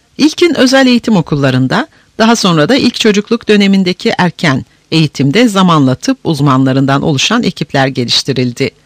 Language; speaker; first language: Turkish; native; Turkish